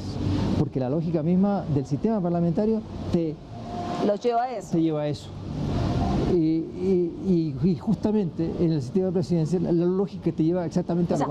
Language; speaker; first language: Spanish; native; Spanish